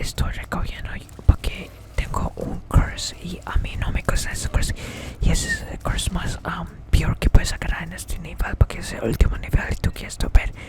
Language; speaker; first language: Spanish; early bilingual, heritage; English